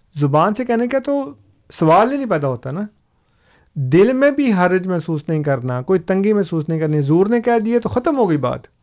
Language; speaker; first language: Urdu; non-native, local second language; Punjabi